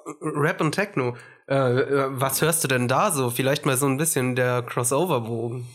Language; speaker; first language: German; early bilingual, other home language; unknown